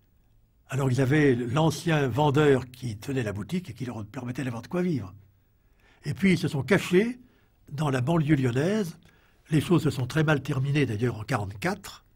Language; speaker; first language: French; native; French